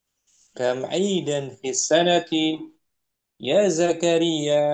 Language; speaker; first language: Arabic; non-native, fluent; Indonesian